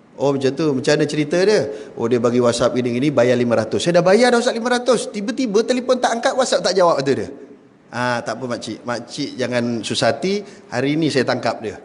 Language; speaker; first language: Malay; native; Malay